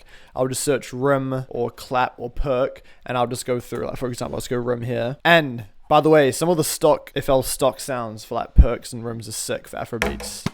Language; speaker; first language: English; native; English